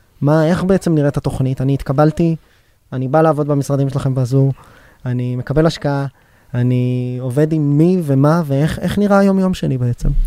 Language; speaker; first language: Hebrew; native; Hebrew